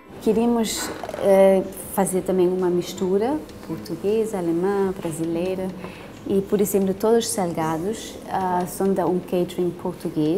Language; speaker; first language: Portuguese; non-native, learner; German